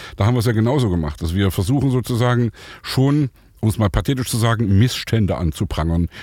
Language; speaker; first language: German; native; German